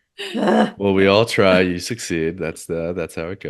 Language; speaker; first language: English; native; English